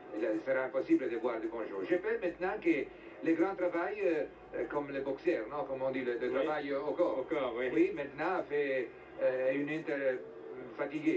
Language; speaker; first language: French; non-native, fluent; Italian